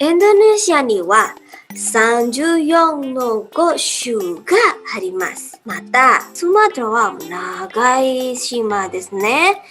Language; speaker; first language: Japanese; non-native, learner; Indonesian